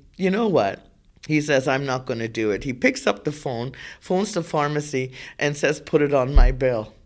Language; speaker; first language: English; native; English